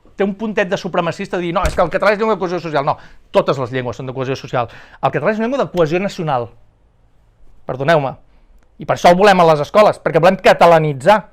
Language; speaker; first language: Catalan; native; Catalan